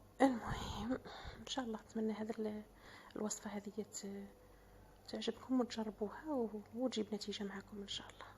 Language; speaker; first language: Arabic; native; Arabic